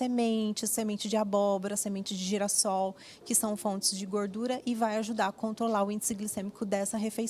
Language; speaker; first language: Portuguese; native; Portuguese